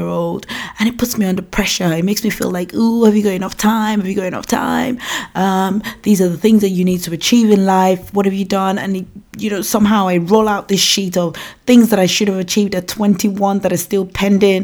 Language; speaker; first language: English; non-native, local second language; Yoruba